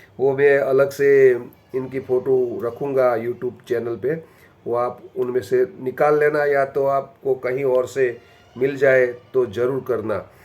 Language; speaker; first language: Hindi; non-native, local second language; Gujarati